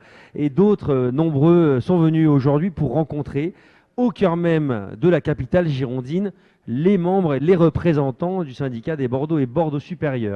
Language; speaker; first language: French; native; French